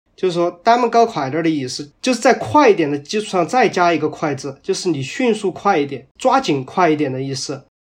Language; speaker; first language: Chinese; native; Chinese